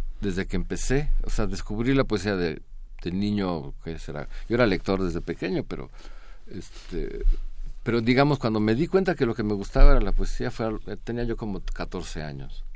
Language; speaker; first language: Spanish; native; Spanish